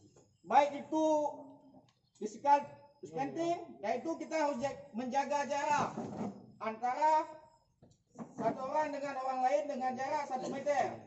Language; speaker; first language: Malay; non-native, local second language; Achinese